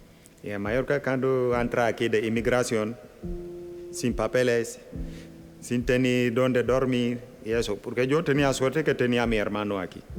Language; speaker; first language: Spanish; non-native, local second language; Wolof